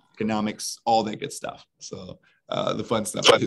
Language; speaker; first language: English; native; English